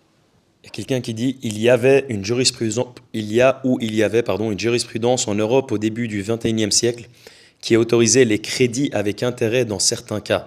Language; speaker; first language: French; native; French